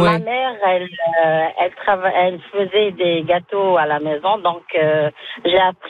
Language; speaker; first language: French; non-native, local second language; Arabic